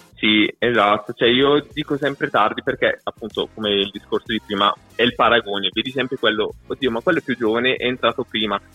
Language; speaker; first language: Italian; native; Italian